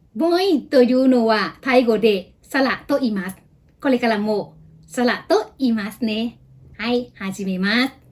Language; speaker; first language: Japanese; non-native, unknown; Thai